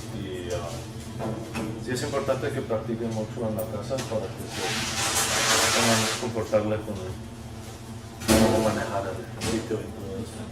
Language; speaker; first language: Spanish; early bilingual, heritage; Spanish